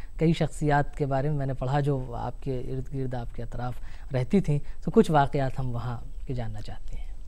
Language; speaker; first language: Urdu; native; Urdu